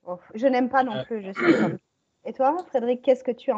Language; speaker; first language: French; native; French